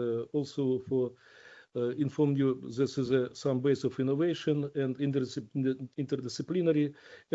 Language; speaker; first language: English; non-native, learner; Ukrainian